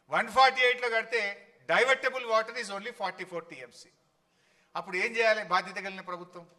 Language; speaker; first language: Telugu; native; Telugu